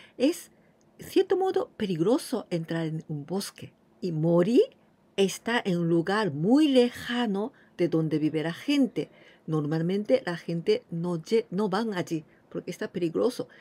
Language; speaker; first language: Spanish; non-native, fluent; Japanese